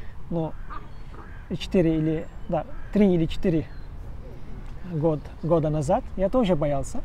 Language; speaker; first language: Russian; non-native, fluent; Turkish